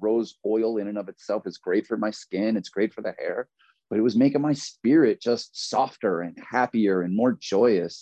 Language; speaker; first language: English; native; English